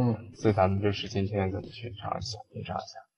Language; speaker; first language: Chinese; native; Chinese